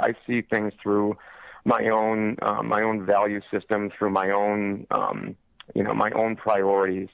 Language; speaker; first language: English; native; English